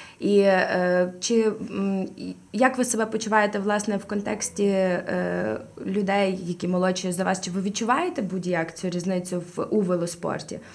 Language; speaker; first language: Ukrainian; non-native, local second language; Russian